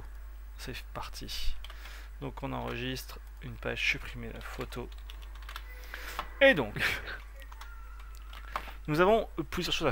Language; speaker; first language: French; native; French